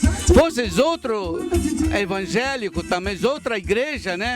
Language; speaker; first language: Portuguese; non-native, local second language; Ticuna